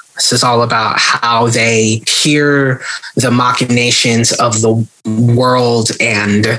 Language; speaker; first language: English; native; English